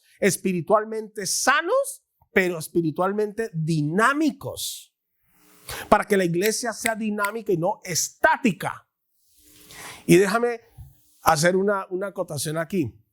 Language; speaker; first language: Spanish; native; Spanish